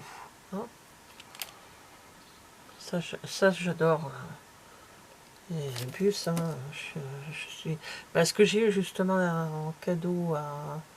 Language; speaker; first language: French; native; French